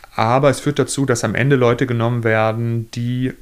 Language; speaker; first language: German; native; German